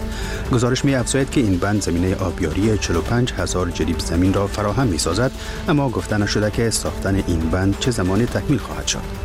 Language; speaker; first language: Persian; native; Persian